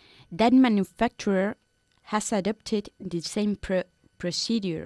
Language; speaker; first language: English; non-native, fluent; Spanish